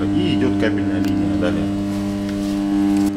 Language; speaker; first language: Russian; native; Russian